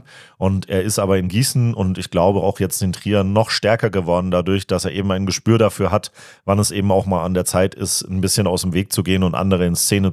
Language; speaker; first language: German; native; German